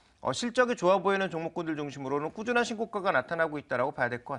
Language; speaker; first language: Korean; native; Korean